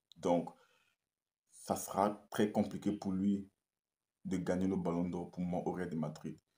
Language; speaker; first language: French; native; French